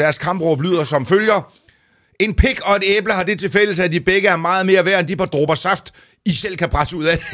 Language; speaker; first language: Danish; native; Danish